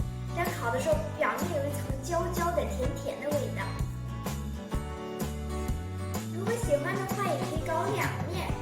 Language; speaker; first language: Chinese; early bilingual, heritage; Chinese